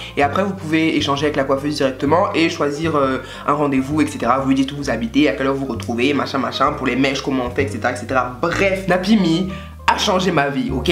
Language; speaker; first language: French; native; French